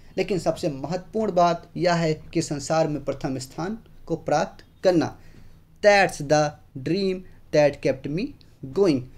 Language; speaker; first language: Hindi; native; Hindi